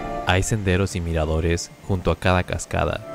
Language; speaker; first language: Spanish; native; Spanish